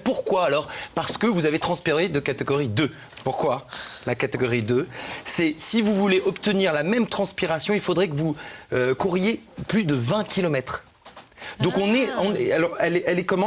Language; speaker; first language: French; native; French